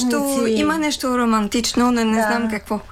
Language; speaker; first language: Bulgarian; non-native, fluent; French